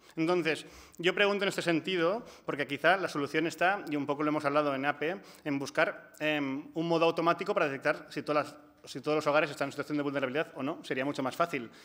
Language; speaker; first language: Spanish; non-native, local second language; Catalan